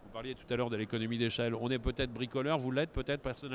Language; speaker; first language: French; native; French